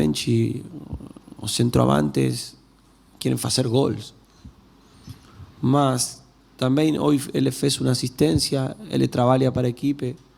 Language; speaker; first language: Portuguese; non-native, learner; Spanish